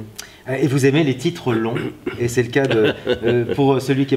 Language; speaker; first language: French; native; French